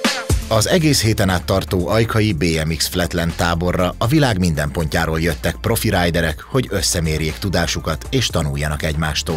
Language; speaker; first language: Hungarian; native; Hungarian